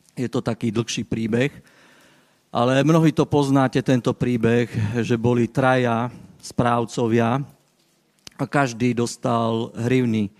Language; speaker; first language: Slovak; native; Slovak